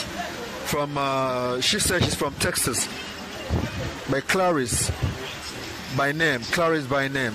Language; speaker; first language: English; non-native, local second language; Igbo